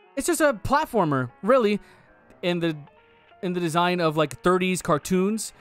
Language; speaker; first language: English; native; English